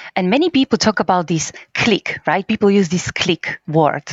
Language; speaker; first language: English; non-native, fluent; Slovak